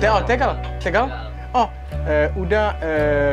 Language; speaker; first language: Indonesian; non-native, learner; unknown